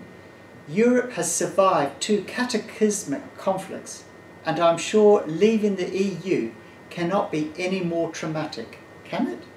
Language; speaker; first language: English; native; English